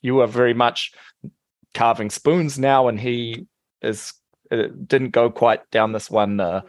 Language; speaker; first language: English; native; English